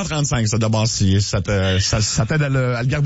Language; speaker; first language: French; native; French